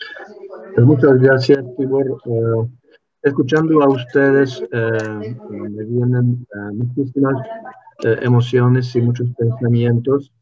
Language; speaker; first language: Spanish; non-native, fluent; Hungarian